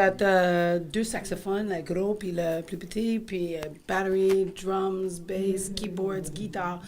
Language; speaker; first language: French; non-native, fluent; English